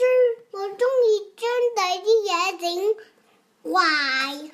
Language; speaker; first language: Chinese; early bilingual, heritage; Cantonese